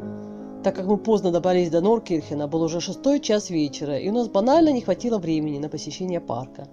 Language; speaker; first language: Russian; native; Russian